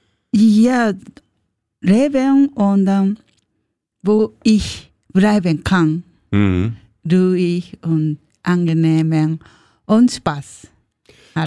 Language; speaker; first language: German; non-native, learner; Japanese